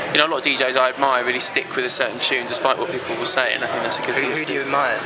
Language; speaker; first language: English; native; English